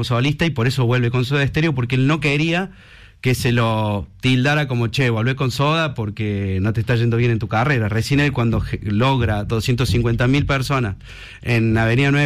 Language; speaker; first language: Spanish; native; Spanish